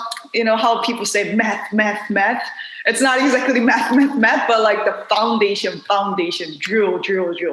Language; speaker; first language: English; non-native, fluent; Korean